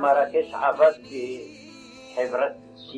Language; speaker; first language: Hebrew; non-native, learner; Arabic